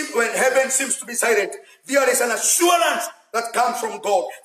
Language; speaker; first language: English; non-native, local second language; Swahili